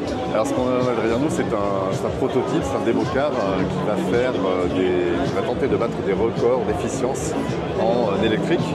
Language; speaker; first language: French; native; French